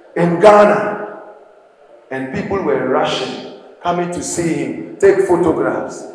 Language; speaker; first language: English; non-native, local second language; Akan